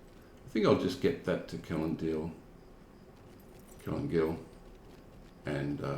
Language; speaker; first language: English; native; English